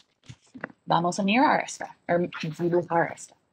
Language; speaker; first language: Spanish; non-native, fluent; English